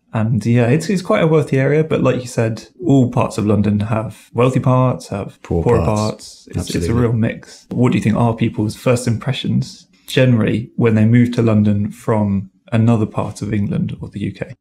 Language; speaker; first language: English; native; English